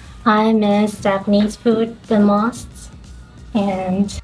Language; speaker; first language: English; non-native, learner; Japanese